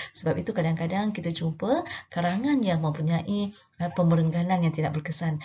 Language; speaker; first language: Malay; native; Malay